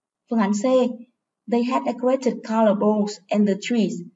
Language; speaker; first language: English; non-native, fluent; Vietnamese